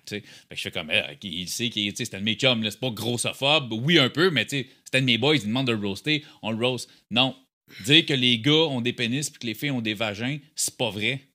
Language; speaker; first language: French; native; French